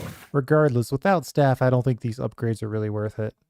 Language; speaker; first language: English; native; English